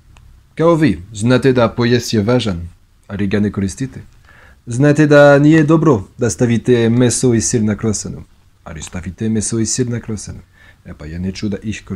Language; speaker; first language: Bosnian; non-native, learner; French